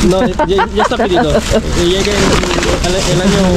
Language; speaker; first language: Spanish; non-native, fluent; Filipino